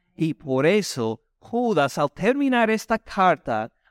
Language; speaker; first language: Spanish; non-native, fluent; English